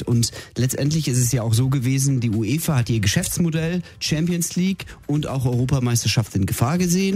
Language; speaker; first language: German; native; German